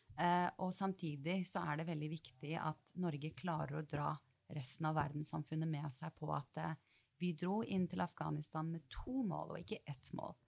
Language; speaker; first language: Norwegian; early bilingual, other home language; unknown